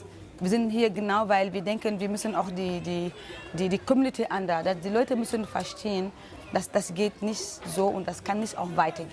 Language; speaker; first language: German; non-native, learner; French